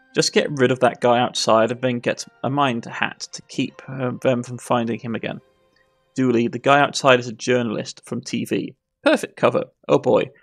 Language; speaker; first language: English; native; English